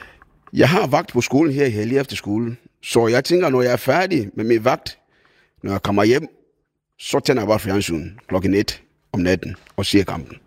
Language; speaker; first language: Danish; non-native, fluent; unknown